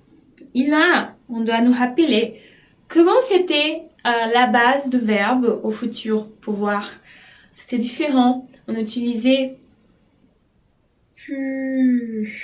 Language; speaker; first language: French; non-native, fluent; Portuguese